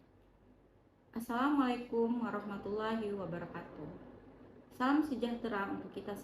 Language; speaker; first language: Indonesian; native; Indonesian